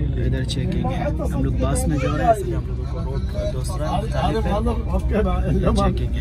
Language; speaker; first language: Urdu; non-native, learner; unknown